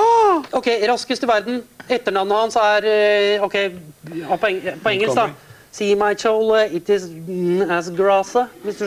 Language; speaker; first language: Norwegian; native; Norwegian